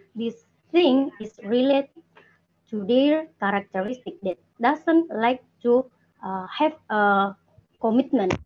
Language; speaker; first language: English; non-native, learner; Indonesian